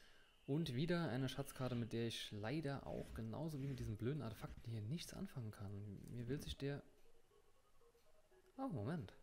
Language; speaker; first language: German; native; German